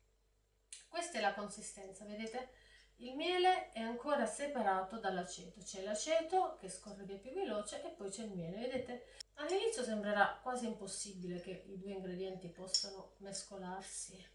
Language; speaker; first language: Italian; native; Italian